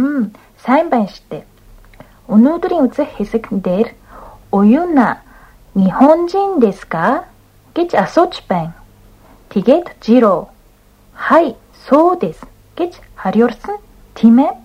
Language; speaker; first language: Mongolian; non-native, fluent; Japanese